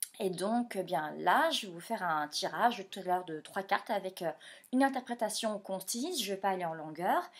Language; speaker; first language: French; native; French